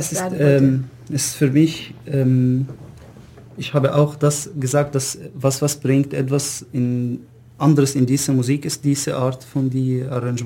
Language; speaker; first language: German; non-native, learner; Arabic